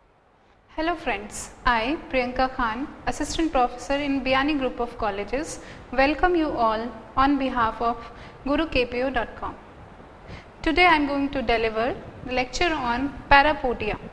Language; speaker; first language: English; non-native, local second language; Hindi